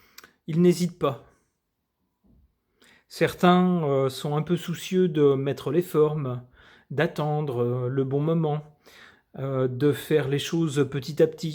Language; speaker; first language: French; native; French